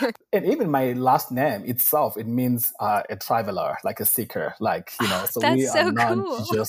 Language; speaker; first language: English; non-native, local second language; Shona